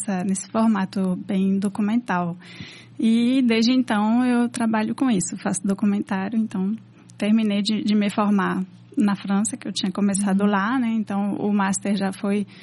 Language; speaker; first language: Portuguese; non-native, fluent; French